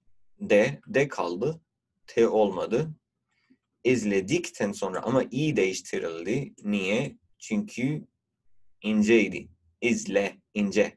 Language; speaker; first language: Turkish; non-native, fluent; Urdu